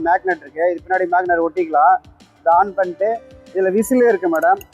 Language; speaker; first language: Tamil; native; Tamil